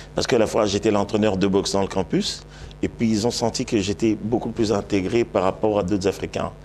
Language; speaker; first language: French; non-native, local second language; Lingala